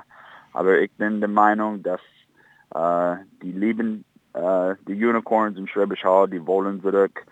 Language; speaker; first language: German; non-native, fluent; English